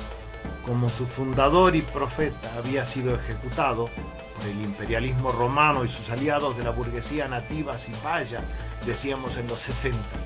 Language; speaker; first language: Spanish; native; Spanish